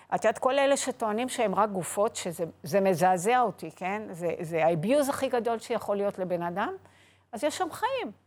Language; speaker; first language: Hebrew; native; Hebrew